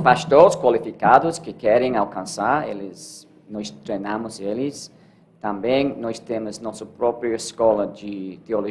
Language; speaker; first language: Portuguese; non-native, learner; English